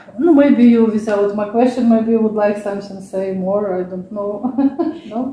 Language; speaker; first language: English; non-native, learner; Russian